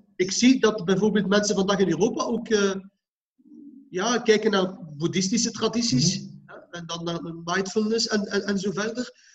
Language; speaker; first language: Dutch; early bilingual, other home language; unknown